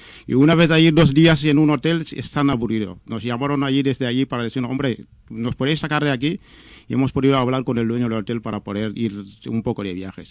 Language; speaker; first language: Spanish; non-native, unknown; Wolof